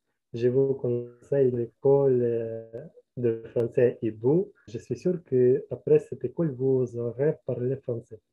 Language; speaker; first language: French; non-native, learner; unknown